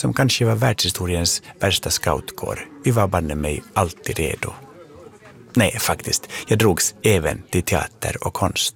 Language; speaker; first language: Swedish; native; Swedish